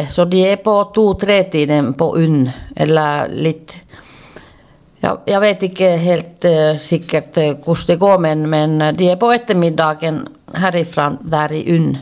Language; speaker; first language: Swedish; non-native, local second language; Finnish